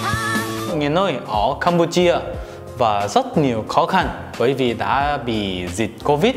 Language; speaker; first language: Vietnamese; non-native, learner; Korean